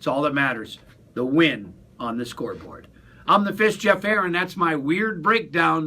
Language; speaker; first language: English; native; English